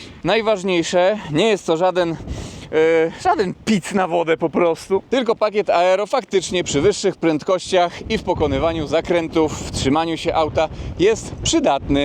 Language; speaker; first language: Polish; native; Polish